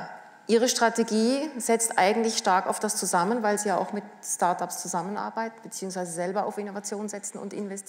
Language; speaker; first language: German; native; German